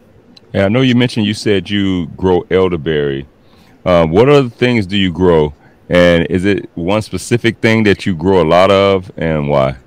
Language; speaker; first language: English; native; English